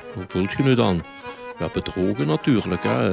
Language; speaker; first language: Dutch; native; Dutch